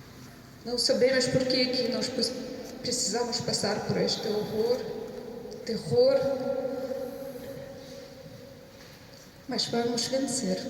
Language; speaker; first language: Portuguese; non-native, fluent; Ukrainian